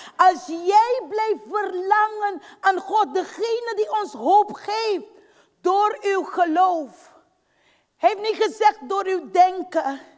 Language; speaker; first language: Dutch; non-native, fluent; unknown